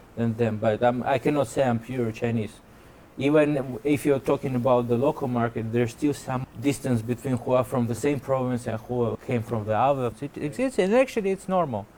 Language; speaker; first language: English; non-native, fluent; Russian